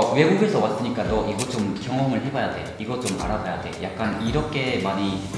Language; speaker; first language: Korean; non-native, fluent; Uzbek